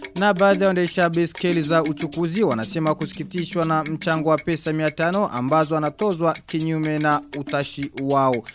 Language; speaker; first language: Swahili; non-native, local second language; Rundi